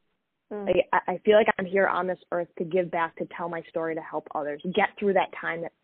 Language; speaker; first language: English; native; English